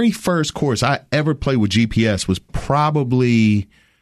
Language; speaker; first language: English; native; English